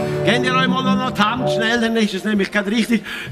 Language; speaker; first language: German; native; German